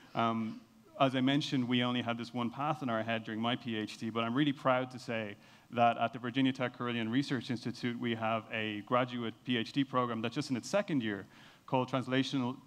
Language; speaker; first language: English; native; English